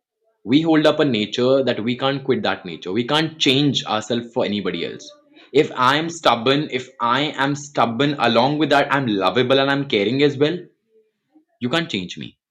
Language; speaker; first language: English; non-native, local second language; Hindi